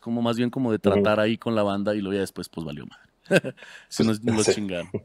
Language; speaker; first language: Spanish; native; Spanish